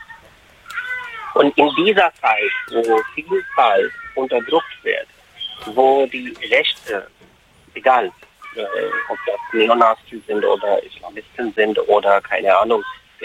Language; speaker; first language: German; non-native, fluent; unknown